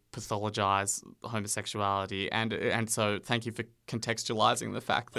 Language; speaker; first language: English; native; English